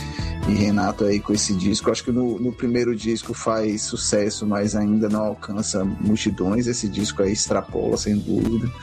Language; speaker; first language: Portuguese; native; Portuguese